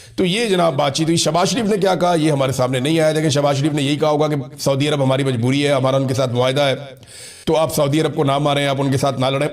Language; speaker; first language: Urdu; non-native, local second language; Punjabi